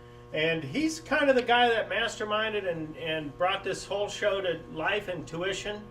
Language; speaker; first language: English; native; English